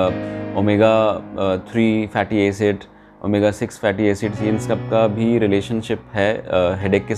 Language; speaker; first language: Hindi; native; Hindi